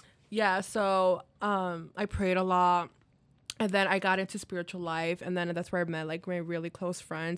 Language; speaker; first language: English; early bilingual, other home language; Spanish